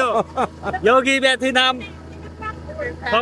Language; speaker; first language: Korean; non-native, learner; Vietnamese